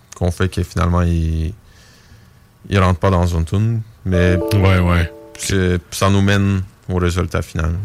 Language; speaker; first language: French; non-native, fluent; Bulgarian